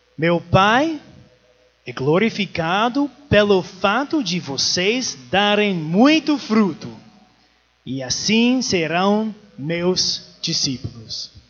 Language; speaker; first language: Portuguese; non-native, learner; English